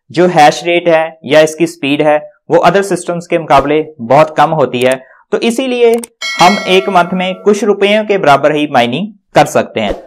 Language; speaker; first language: Hindi; non-native, local second language; Punjabi